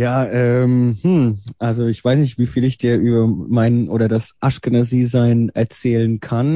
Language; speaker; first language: German; native; German